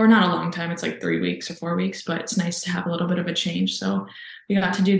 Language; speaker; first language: English; native; English